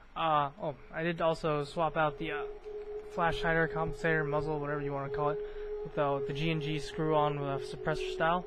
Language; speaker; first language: English; native; English